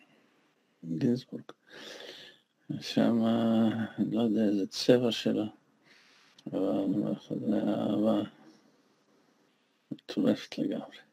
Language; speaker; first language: Hebrew; non-native, fluent; Russian